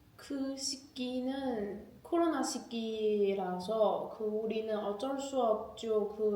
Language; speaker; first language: Korean; non-native, learner; Chinese